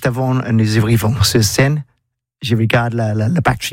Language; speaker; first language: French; non-native, learner; English